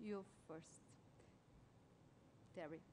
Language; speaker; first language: English; non-native, learner; Portuguese